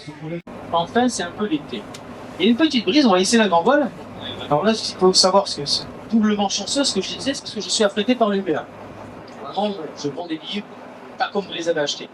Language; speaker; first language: French; native; French